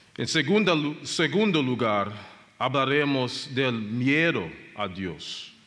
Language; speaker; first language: Spanish; non-native, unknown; English